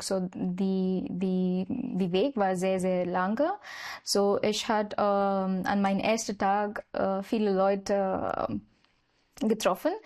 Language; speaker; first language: German; non-native, learner; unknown